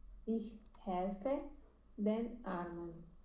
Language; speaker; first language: German; non-native, learner; Romanian